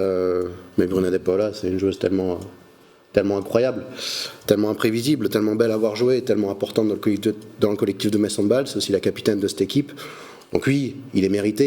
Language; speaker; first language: French; native; French